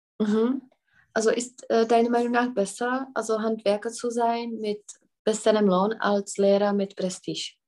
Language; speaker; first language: German; non-native, fluent; Czech